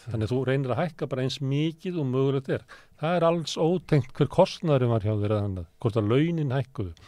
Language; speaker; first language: Icelandic; native; Icelandic